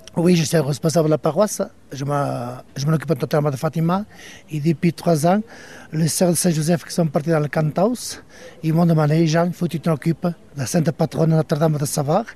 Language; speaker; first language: French; non-native, fluent; Portuguese